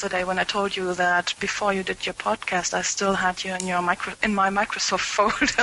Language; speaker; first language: English; non-native, fluent; German